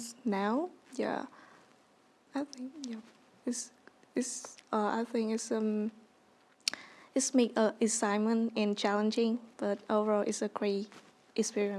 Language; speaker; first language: English; non-native, learner; Vietnamese